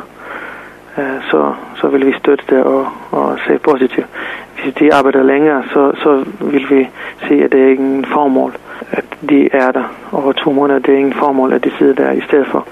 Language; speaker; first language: Danish; non-native, fluent; Serbian